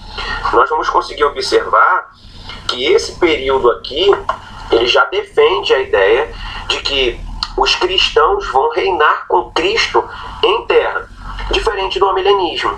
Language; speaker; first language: Portuguese; native; Portuguese